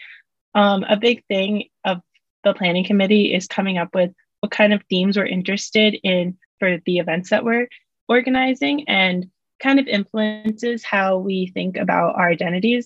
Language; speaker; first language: English; native; English